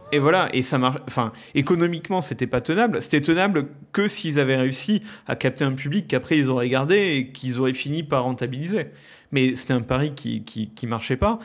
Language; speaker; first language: French; native; French